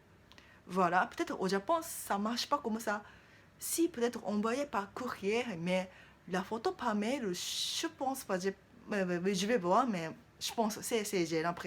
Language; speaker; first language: French; non-native, learner; Japanese